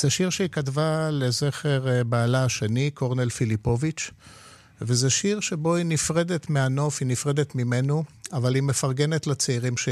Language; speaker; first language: Hebrew; non-native, local second language; Polish